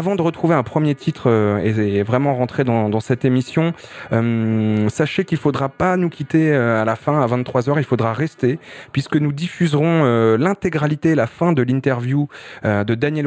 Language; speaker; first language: French; native; French